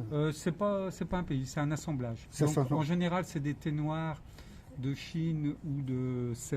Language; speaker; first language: French; native; French